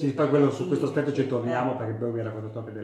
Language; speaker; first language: Italian; native; Italian